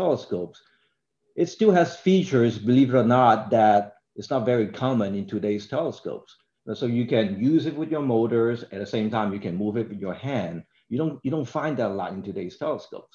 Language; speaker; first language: English; non-native, local second language; Cantonese